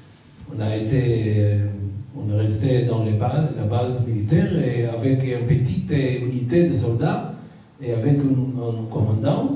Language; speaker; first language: French; non-native, learner; Hebrew